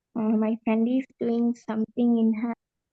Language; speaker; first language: English; non-native, learner; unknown